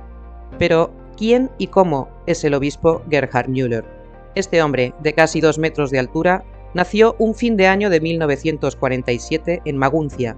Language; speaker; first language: Spanish; native; Spanish